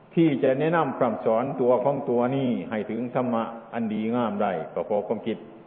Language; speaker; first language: Thai; non-native, local second language; Northeastern Thai